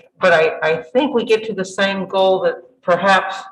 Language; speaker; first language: English; native; English